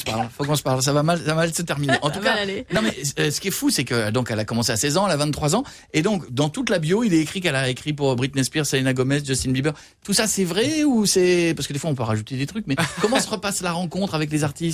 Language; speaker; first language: French; native; French